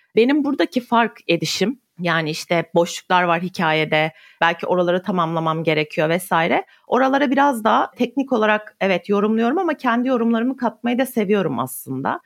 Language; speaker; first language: Turkish; native; Turkish